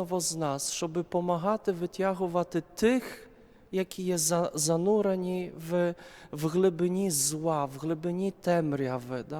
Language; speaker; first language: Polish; non-native, learner; Ukrainian